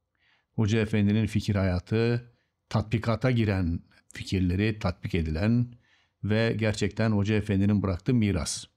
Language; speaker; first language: Turkish; native; Turkish